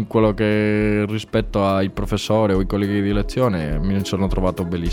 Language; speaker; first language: Italian; non-native, learner; Spanish